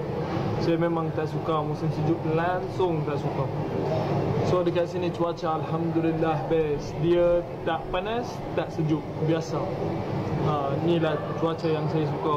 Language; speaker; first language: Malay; non-native, fluent; Arabic